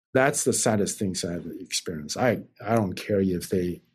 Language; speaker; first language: English; non-native, fluent; Chinese